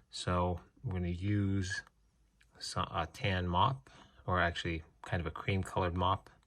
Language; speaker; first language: English; native; English